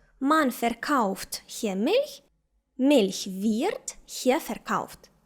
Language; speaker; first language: German; non-native, fluent; Ukrainian